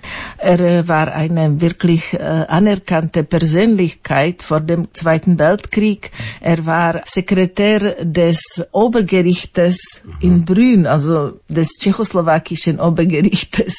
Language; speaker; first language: German; non-native, fluent; Slovak